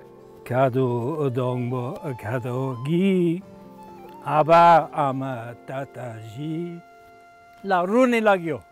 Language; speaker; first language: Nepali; non-native, learner; English